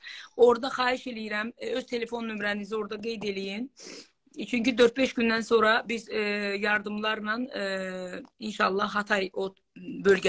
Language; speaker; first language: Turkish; non-native, learner; Azerbaijani